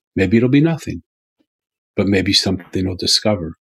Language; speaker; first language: English; native; English